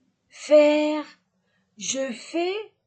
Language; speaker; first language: French; non-native, fluent; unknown